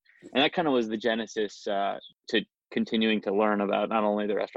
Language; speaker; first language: English; native; English